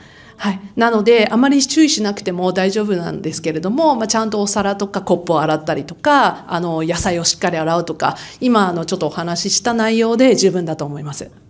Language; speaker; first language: Japanese; non-native, fluent; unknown